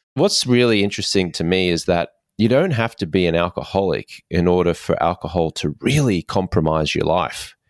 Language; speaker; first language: English; native; English